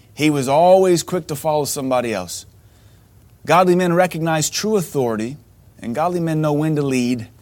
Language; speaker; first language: English; native; English